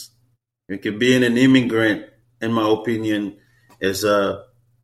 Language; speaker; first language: English; non-native, fluent; Haitian Creole